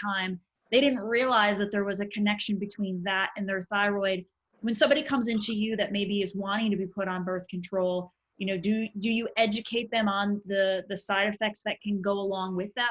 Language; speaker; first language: English; native; English